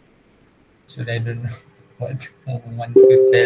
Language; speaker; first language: English; non-native, local second language; Malay